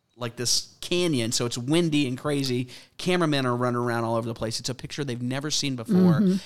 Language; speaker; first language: English; native; English